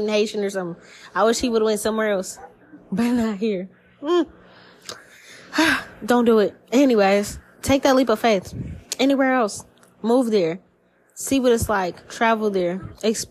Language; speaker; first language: English; native; English